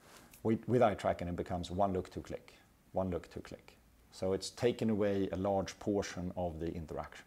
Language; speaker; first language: English; non-native, fluent; Swedish